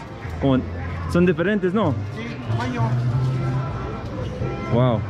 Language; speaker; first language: Spanish; non-native, learner; English